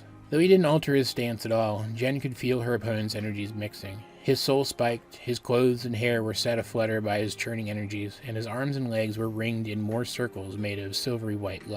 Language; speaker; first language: English; native; English